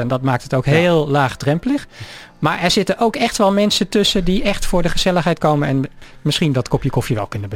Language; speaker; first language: Dutch; native; Dutch